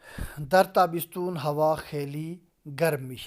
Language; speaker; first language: Persian; non-native, fluent; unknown